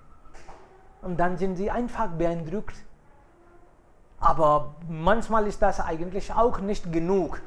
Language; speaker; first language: German; non-native, fluent; Hindi